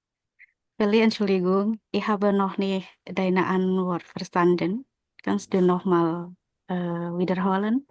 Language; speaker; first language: German; non-native, learner; Indonesian